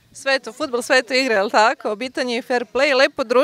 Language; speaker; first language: Serbian; native; Serbian